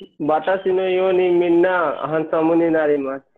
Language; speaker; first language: Japanese; non-native, learner; Hindi